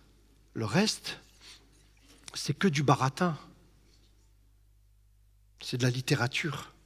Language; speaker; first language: French; native; French